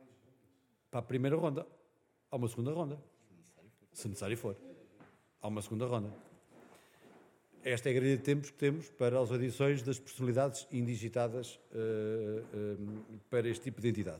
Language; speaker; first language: Portuguese; native; Portuguese